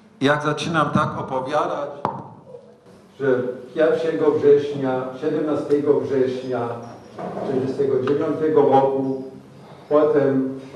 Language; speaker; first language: Polish; non-native, fluent; German